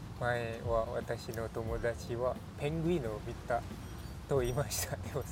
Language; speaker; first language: Japanese; non-native, learner; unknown